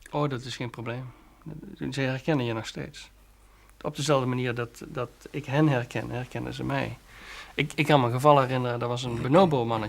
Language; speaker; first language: Dutch; native; Dutch